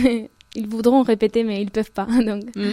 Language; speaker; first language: French; non-native, fluent; Spanish